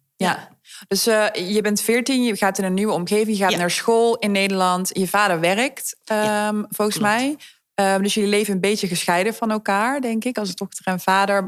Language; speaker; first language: Dutch; native; Dutch